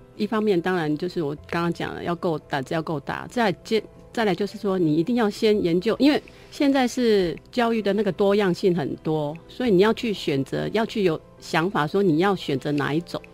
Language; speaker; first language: Chinese; native; Chinese